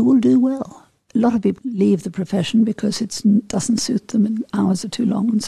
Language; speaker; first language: English; native; English